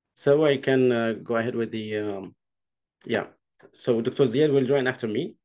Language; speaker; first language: English; non-native, fluent; Arabic